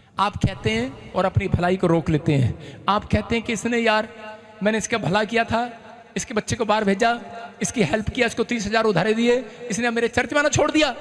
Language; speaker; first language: Hindi; native; Hindi